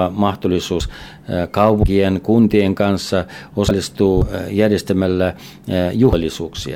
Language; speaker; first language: Finnish; non-native, fluent; Russian